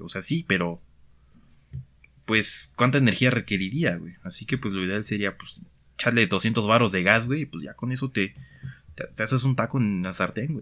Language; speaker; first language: Spanish; native; Spanish